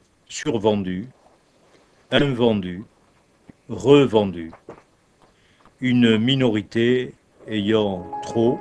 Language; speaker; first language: French; native; French